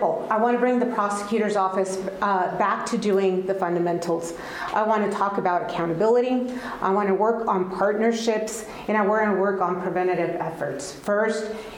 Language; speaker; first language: English; early bilingual, other home language; Spanish